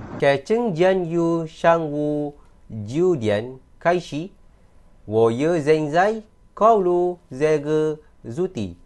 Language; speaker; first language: Chinese; non-native, learner; Malay